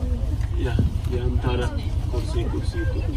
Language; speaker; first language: Indonesian; non-native, fluent; Turkish